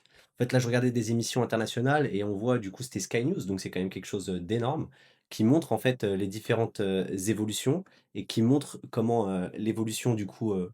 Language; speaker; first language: French; native; French